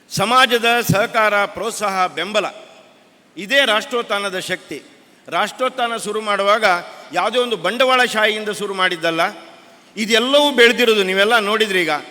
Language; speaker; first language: Kannada; native; Kannada